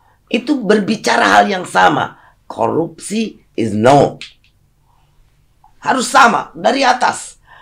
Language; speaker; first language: Indonesian; native; Indonesian